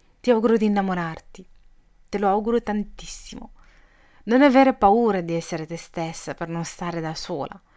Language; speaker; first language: Italian; native; Italian